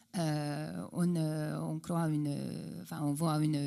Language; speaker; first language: French; non-native, fluent; Hungarian